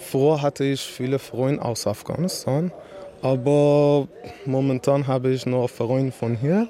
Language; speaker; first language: German; non-native, learner; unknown